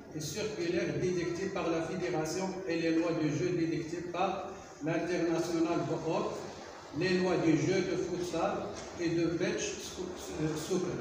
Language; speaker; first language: French; non-native, local second language; Arabic